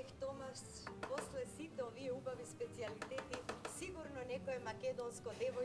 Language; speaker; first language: Macedonian; native; Macedonian